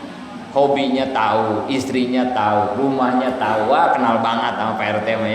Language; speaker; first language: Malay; non-native, local second language; Sundanese